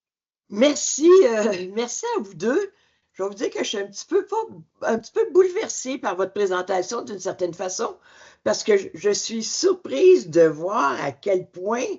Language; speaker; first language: French; native; French